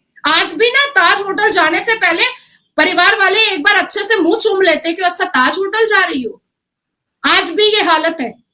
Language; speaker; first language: Hindi; native; Hindi